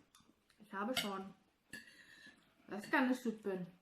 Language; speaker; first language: German; non-native, learner; Indonesian